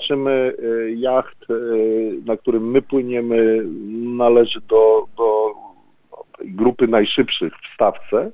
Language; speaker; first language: Polish; native; Polish